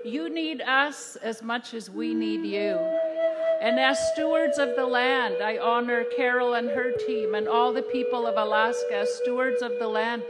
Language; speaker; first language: English; non-native, fluent; Cree